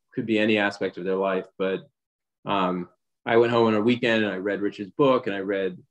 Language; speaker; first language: English; native; English